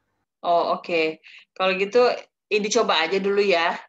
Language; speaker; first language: Indonesian; native; Indonesian